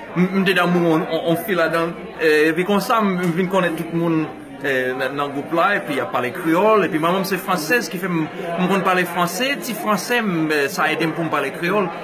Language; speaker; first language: Haitian Creole; non-native, fluent; English